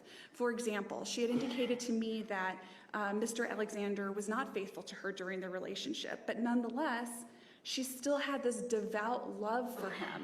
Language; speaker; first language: English; native; English